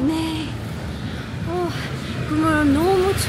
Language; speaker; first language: Korean; non-native, learner; English